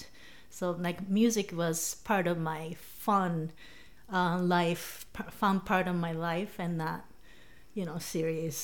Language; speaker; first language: English; non-native, fluent; Japanese